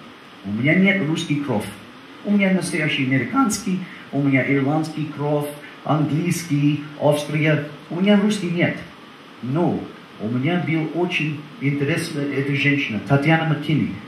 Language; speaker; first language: Russian; non-native, learner; English